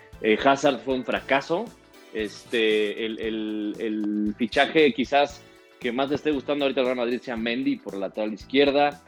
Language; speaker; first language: Spanish; native; Spanish